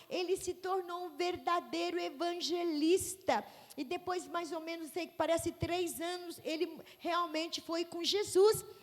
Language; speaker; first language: Portuguese; native; Portuguese